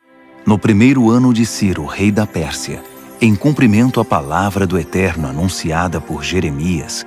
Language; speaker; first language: Portuguese; native; Portuguese